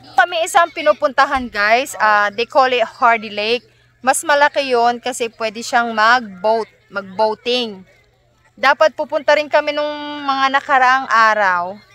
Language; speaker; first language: Filipino; native; Filipino